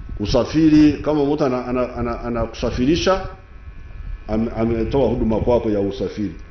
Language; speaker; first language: Swahili; non-native, local second language; Nyankole